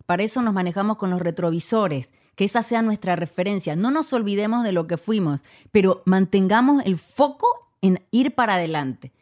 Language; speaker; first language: Spanish; native; Spanish